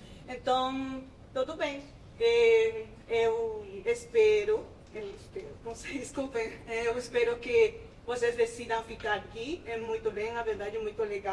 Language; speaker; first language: Portuguese; non-native, fluent; Spanish